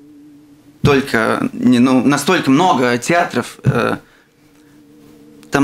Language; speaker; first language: Russian; non-native, local second language; Latvian